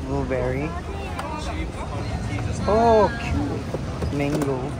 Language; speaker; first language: English; non-native, learner; Filipino